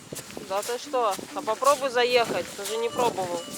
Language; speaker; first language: Russian; native; Russian